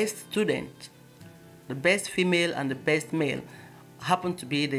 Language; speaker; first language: English; non-native, local second language; Igbo